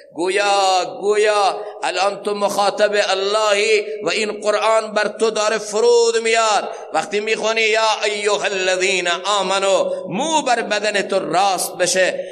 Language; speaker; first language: Persian; non-native, local second language; Central Kurdish